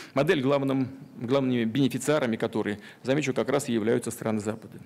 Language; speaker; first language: Russian; native; Russian